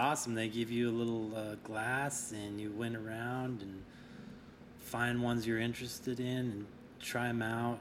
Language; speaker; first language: English; native; English